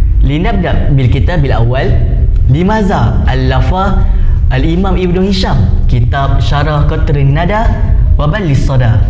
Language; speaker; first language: Arabic; non-native, learner; Malay